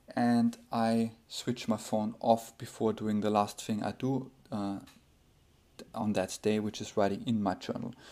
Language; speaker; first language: English; non-native, fluent; German